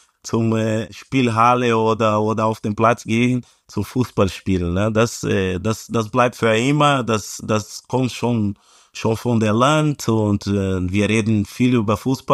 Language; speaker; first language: German; non-native, fluent; Portuguese